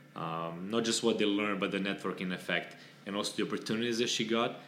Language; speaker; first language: English; non-native, fluent; Serbian